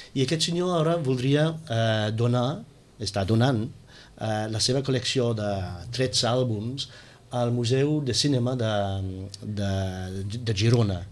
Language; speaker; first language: Catalan; non-native, fluent; English